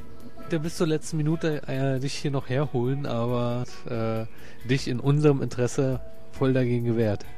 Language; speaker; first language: German; native; German